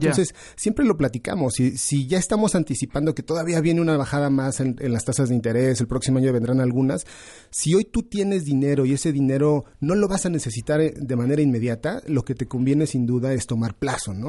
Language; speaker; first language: Spanish; native; Spanish